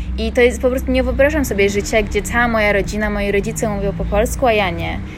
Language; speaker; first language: Polish; early bilingual, heritage; Polish